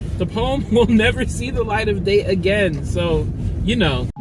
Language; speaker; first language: English; native; English